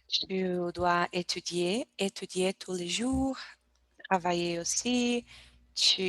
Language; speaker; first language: French; non-native, learner; Portuguese